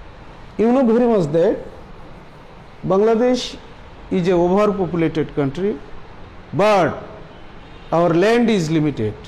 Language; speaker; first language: English; non-native, local second language; Bangla